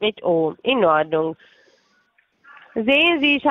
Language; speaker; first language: German; non-native, fluent; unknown